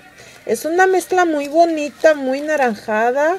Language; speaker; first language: Spanish; early bilingual, heritage; Spanish